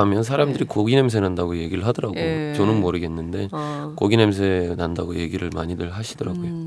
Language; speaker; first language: Korean; non-native, fluent; Turkish